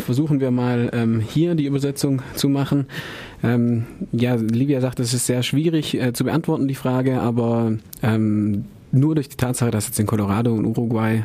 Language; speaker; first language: German; native; German